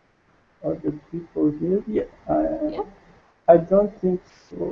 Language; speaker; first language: English; non-native, learner; Portuguese